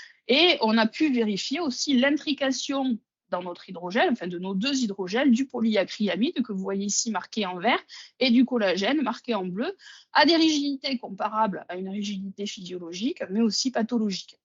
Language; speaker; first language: French; native; French